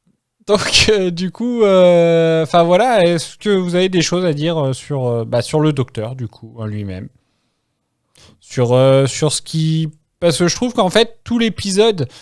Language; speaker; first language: French; native; French